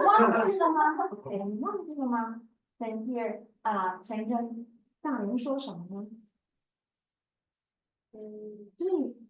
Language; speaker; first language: Chinese; non-native, fluent; English